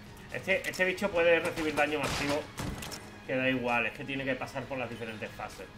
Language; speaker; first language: Spanish; native; Spanish